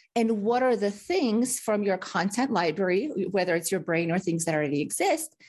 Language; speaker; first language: English; early bilingual, other home language; Russian